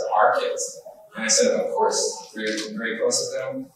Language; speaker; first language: English; native; English